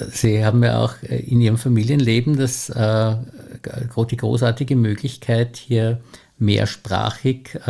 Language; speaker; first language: German; native; German